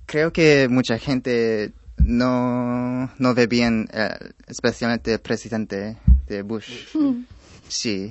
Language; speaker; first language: Spanish; non-native, fluent; English